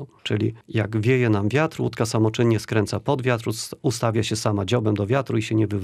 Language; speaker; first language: Polish; native; Polish